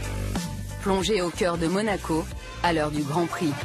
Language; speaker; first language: French; native; French